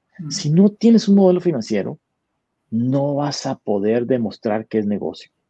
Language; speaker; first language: Spanish; native; Spanish